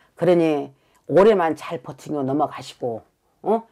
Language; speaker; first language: Korean; native; Korean